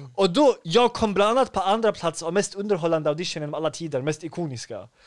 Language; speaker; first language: Swedish; early bilingual, other home language; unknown